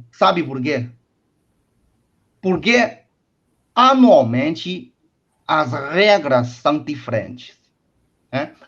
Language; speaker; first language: Portuguese; non-native, fluent; Chinese